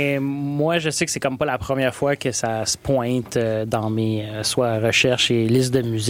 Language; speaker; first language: French; native; French